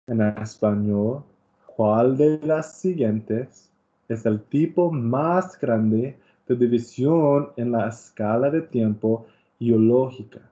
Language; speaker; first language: Spanish; non-native, learner; English